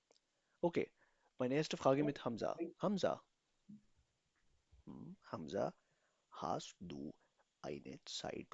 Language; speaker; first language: German; non-native, fluent; Urdu